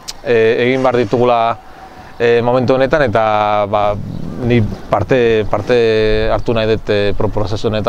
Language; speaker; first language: Basque; non-native, local second language; Spanish